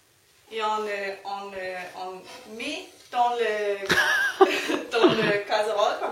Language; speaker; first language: French; non-native, learner; Danish